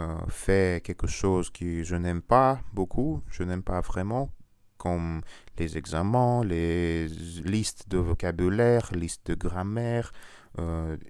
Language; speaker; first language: French; non-native, learner; Russian